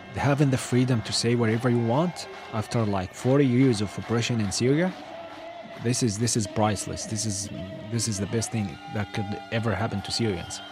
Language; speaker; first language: English; non-native, fluent; Arabic